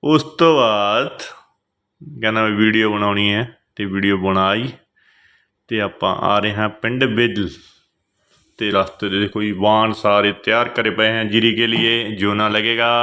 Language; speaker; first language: Hindi; non-native, local second language; Punjabi